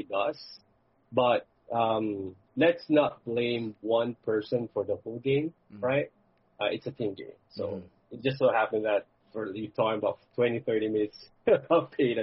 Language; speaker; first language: English; non-native, local second language; Filipino